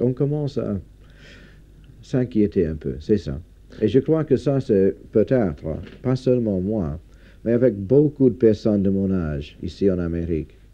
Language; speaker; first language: French; non-native, fluent; English